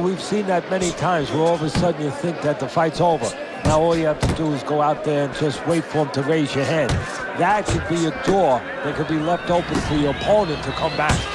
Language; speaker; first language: English; native; English